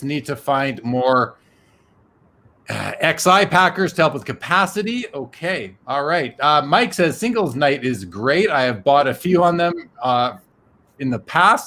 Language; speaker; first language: English; native; English